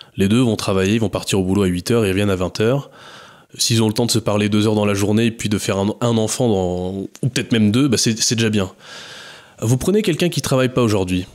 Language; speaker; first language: French; native; French